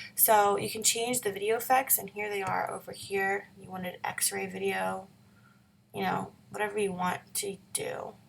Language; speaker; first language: English; native; English